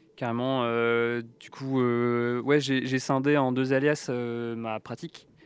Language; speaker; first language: French; native; French